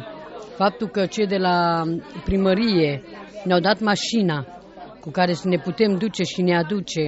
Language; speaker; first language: Romanian; native; Romanian